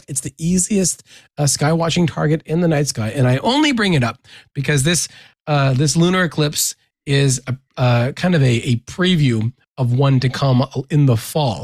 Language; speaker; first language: English; native; English